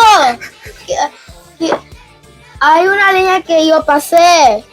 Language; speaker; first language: Spanish; early bilingual, heritage; Spanish